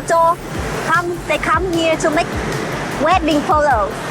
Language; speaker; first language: English; non-native, learner; Vietnamese